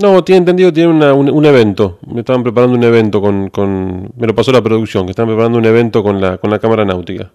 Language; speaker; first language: Spanish; native; Spanish